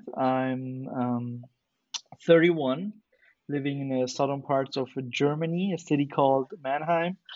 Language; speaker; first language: English; non-native, fluent; German